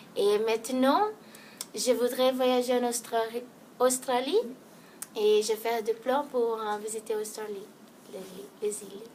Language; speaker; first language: French; non-native, learner; Portuguese